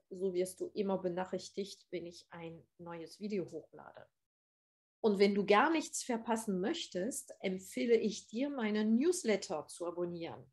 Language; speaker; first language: German; non-native, fluent; French